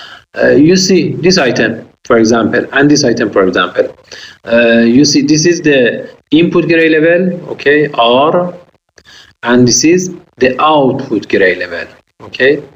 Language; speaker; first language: English; non-native, fluent; Persian